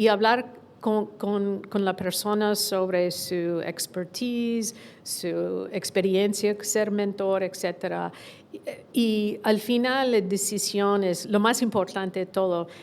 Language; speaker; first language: Spanish; non-native, fluent; English